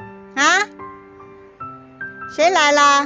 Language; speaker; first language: Chinese; native; Chinese